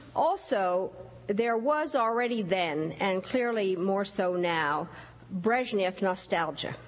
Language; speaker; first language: English; early bilingual, other home language; Czech